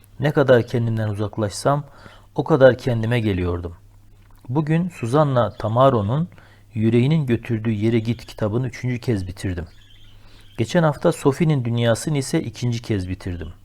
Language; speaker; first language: Turkish; native; Turkish